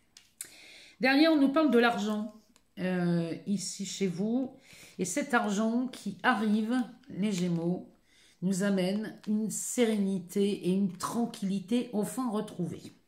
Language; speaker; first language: French; native; French